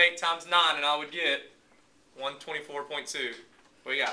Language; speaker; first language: English; native; English